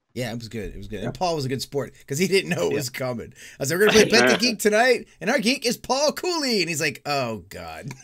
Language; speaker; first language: English; native; English